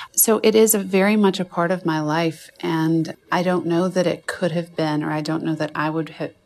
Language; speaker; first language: English; native; English